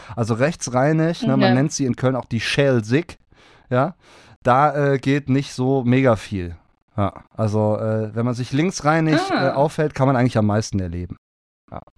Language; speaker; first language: German; non-native, fluent; Spanish